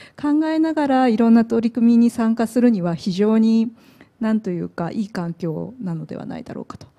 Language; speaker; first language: Japanese; native; Japanese